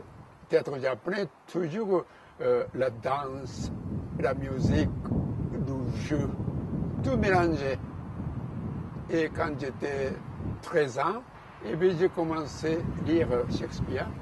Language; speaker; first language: French; non-native, learner; Japanese